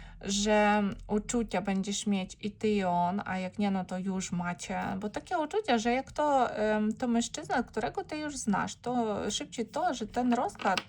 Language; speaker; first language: Polish; non-native, learner; Ukrainian